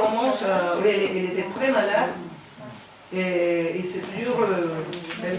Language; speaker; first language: French; non-native, learner; Spanish